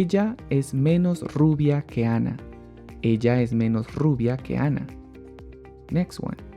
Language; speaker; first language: Spanish; native; Spanish